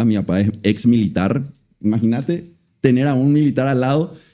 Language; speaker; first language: Spanish; native; Spanish